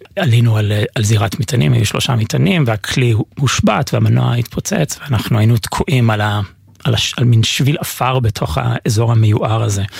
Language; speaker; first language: Hebrew; non-native, fluent; English